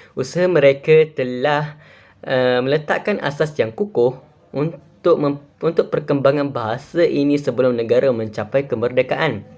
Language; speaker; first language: Malay; native; Malay